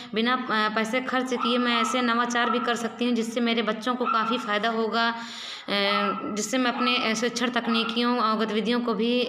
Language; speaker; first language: Hindi; native; Hindi